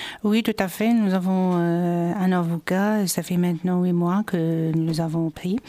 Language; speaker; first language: French; non-native, local second language; Arabic